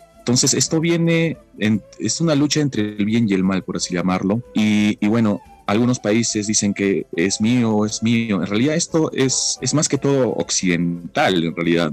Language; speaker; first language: Spanish; native; Spanish